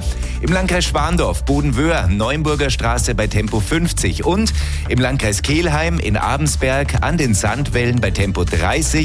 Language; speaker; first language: German; native; German